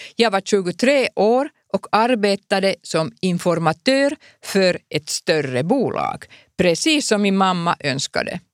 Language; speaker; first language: Swedish; non-native, local second language; Finnish